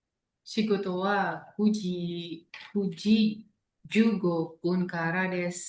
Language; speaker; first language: Japanese; non-native, learner; Indonesian